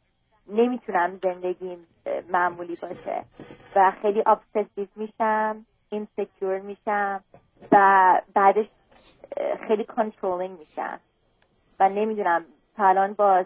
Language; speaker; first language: Persian; early bilingual, heritage; Persian